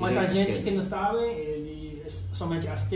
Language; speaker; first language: Portuguese; non-native, learner; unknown